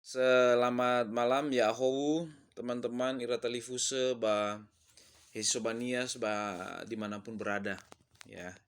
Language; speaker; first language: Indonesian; non-native, local second language; Nias